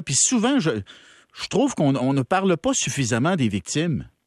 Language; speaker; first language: French; native; French